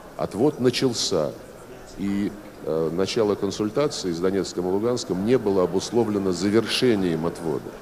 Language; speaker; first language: Russian; native; Russian